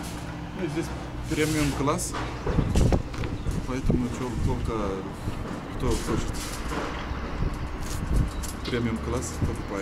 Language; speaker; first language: Russian; non-native, learner; Turkish